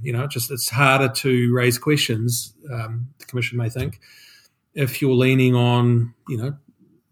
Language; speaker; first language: English; native; English